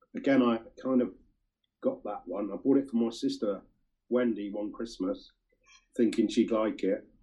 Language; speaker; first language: English; native; English